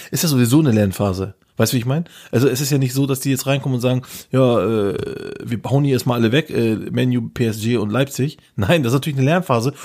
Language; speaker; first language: German; early bilingual, other home language; Turkish